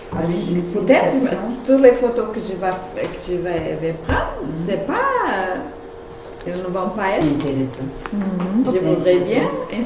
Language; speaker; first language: French; non-native, learner; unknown